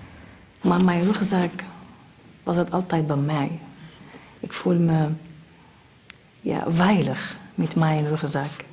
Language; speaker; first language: Dutch; non-native, learner; Arabic